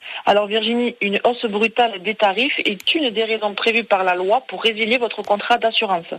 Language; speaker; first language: French; native; French